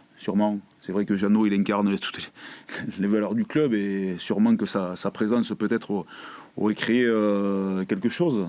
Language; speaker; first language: French; native; French